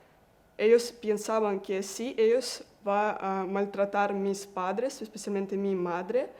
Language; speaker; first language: Spanish; non-native, learner; Russian